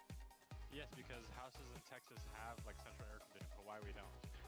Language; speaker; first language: English; native; English